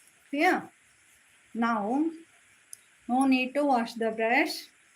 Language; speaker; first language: English; non-native, local second language; Tamil